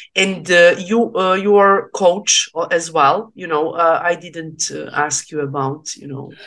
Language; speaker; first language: English; non-native, learner; Serbian